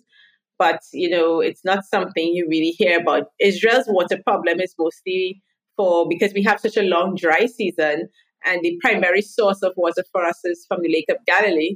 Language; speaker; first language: English; native; English